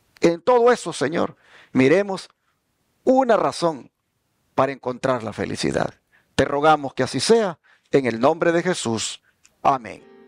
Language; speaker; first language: Spanish; native; Spanish